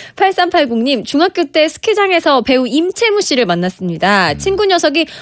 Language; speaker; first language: Korean; native; Korean